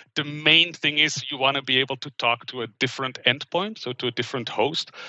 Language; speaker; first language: English; non-native, fluent; Dutch